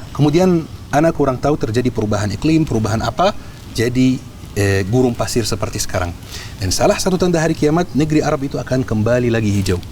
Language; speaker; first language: Indonesian; non-native, fluent; Arabic